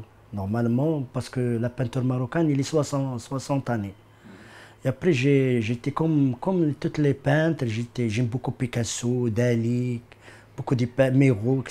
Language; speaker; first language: French; non-native, learner; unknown